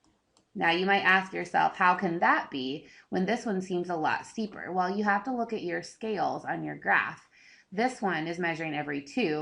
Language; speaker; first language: English; native; English